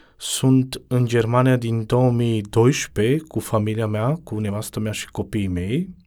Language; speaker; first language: Romanian; non-native, local second language; Romany